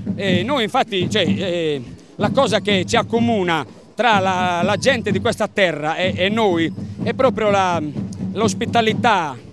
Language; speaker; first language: Italian; native; Italian